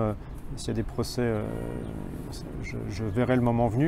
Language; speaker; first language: French; native; French